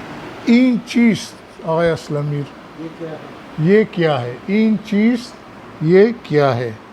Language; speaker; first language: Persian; non-native, fluent; Urdu